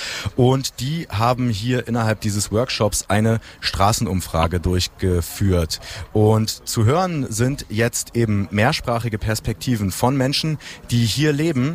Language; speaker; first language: German; native; German